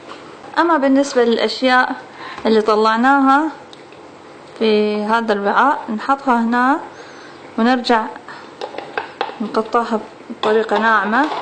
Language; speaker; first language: Arabic; native; Arabic